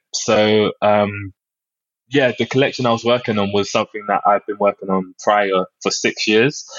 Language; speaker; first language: English; native; English